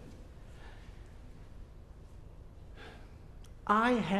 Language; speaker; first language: English; native; English